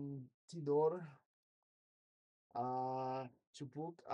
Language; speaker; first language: Indonesian; non-native, learner; English